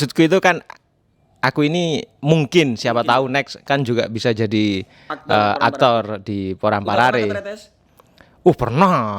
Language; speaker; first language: Indonesian; native; Indonesian